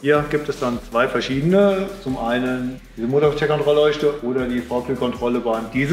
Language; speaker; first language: German; native; German